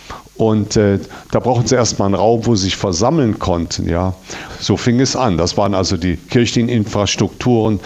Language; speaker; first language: German; native; German